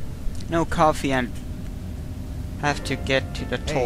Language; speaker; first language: English; native; English